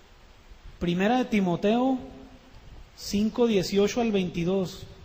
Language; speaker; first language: Spanish; native; Spanish